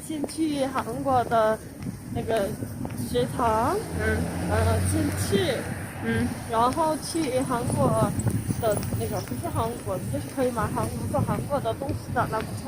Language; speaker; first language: Chinese; non-native, fluent; Korean